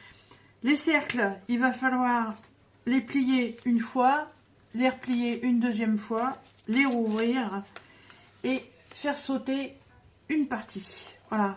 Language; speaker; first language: French; native; French